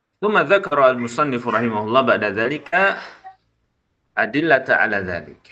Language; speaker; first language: Arabic; non-native, fluent; Indonesian